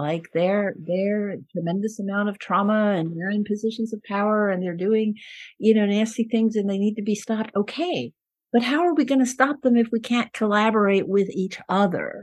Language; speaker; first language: English; non-native, fluent; Spanish